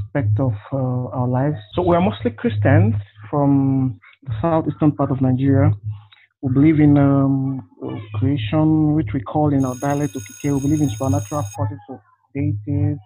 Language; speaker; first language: English; non-native, local second language; Igbo